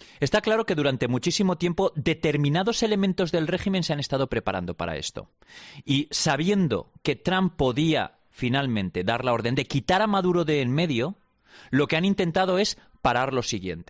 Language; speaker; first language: Spanish; native; Spanish